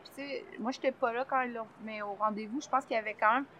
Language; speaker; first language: French; native; French